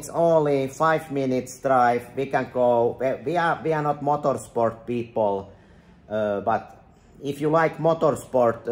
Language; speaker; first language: English; non-native, fluent; Finnish